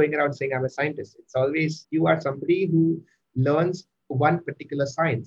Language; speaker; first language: English; non-native, local second language; Malayalam